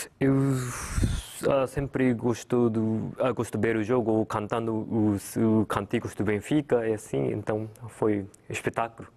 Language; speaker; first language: Portuguese; non-native, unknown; Japanese